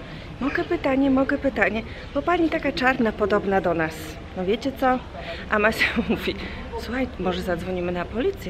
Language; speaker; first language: Polish; native; Polish